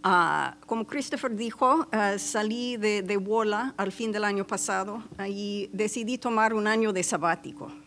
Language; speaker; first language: Spanish; non-native, fluent; English